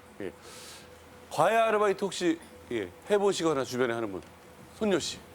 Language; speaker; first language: Korean; native; Korean